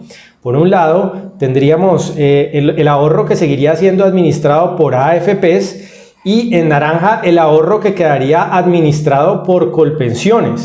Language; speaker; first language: Spanish; native; Spanish